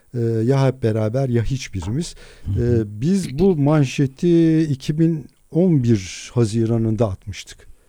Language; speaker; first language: Turkish; non-native, local second language; Adyghe